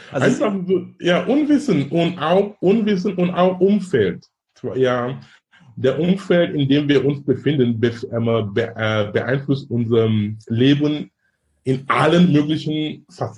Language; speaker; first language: German; non-native, fluent; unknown